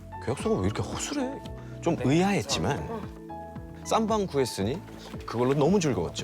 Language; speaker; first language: Korean; native; Korean